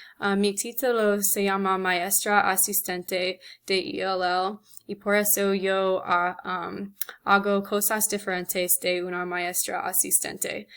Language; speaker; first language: Spanish; non-native, learner; English